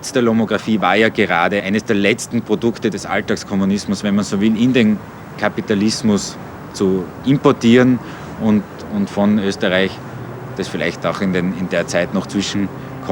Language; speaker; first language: German; native; German